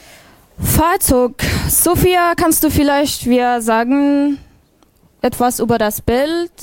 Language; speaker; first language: German; non-native, learner; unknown